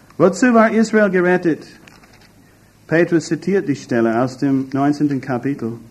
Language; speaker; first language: German; non-native, fluent; English